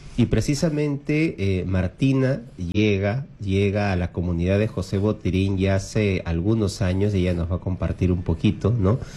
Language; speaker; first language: Spanish; native; Spanish